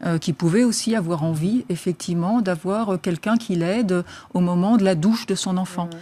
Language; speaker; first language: French; native; French